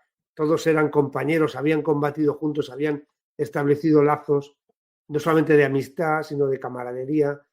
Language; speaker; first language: Spanish; native; Spanish